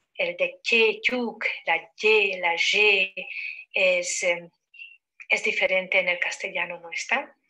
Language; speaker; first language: Spanish; non-native, fluent; Hungarian